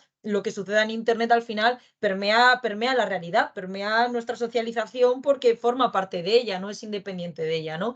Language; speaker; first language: Spanish; native; Spanish